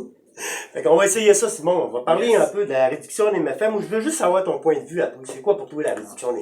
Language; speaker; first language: French; native; French